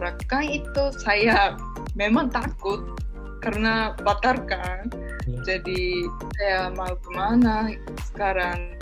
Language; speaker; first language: Indonesian; non-native, learner; Japanese